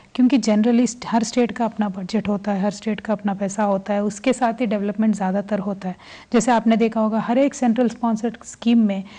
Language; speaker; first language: Hindi; non-native, local second language; Telugu